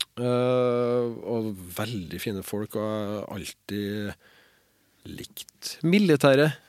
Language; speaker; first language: Norwegian; native; Norwegian